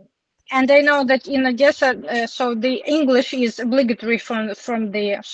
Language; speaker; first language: English; non-native, learner; Ukrainian